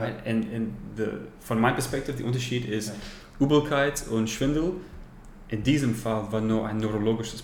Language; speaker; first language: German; non-native, learner; English